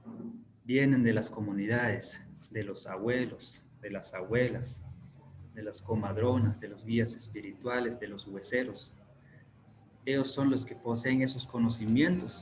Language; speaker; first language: Spanish; non-native, local second language; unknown